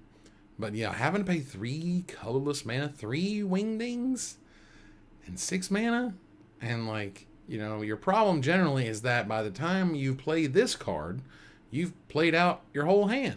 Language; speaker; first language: English; native; English